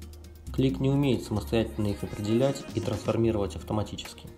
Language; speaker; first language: Russian; native; Russian